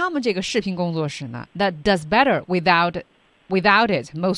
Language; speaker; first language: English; non-native, fluent; Chinese